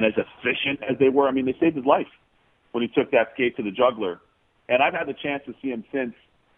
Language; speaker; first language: English; native; English